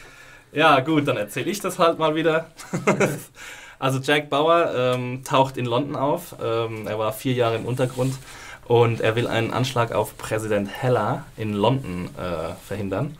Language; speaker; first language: German; native; German